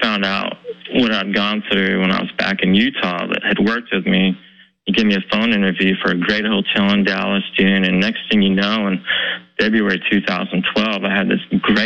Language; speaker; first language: English; native; English